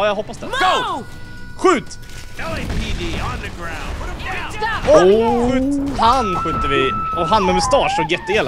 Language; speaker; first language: Swedish; native; Swedish